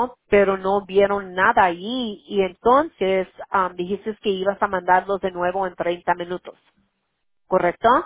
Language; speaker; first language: Spanish; early bilingual, heritage; Spanish